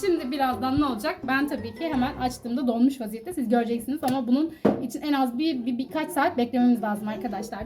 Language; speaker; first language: Turkish; native; Turkish